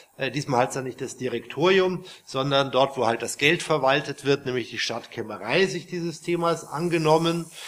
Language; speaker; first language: German; native; German